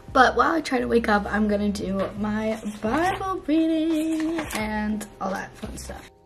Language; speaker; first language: English; native; English